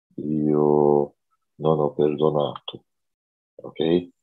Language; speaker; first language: Italian; non-native, fluent; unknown